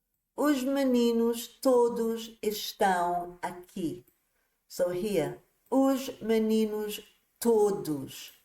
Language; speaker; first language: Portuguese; non-native, fluent; English